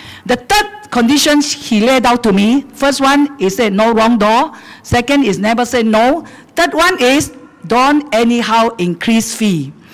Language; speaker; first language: English; non-native, local second language; Chinese